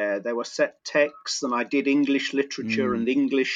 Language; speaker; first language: English; native; English